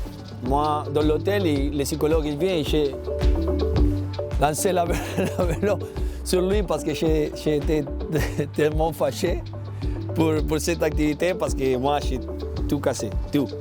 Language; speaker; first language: French; non-native, learner; Spanish